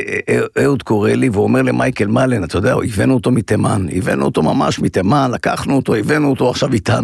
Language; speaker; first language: Hebrew; native; Hebrew